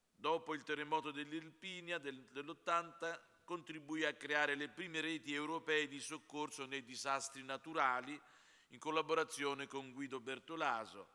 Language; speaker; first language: Italian; native; Italian